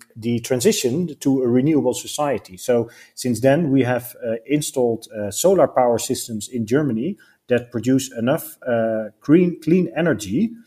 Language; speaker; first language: English; non-native, fluent; Dutch